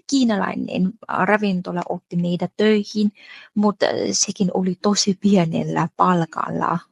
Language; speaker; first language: Finnish; non-native, fluent; Vietnamese